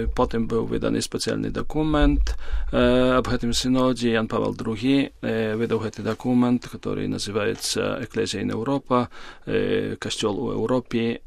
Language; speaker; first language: Belarusian; native; Belarusian